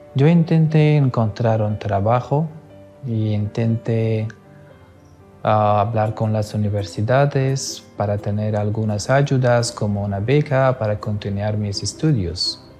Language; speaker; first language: Spanish; non-native, learner; Persian